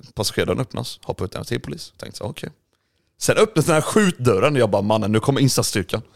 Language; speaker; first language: Swedish; native; Swedish